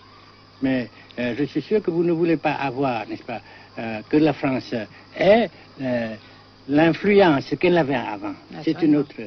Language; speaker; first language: French; non-native, fluent; Vietnamese